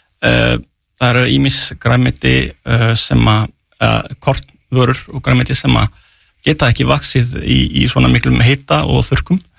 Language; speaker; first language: Icelandic; non-native, fluent; French